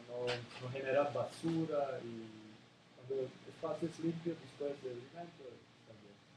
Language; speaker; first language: Spanish; non-native, learner; Serbian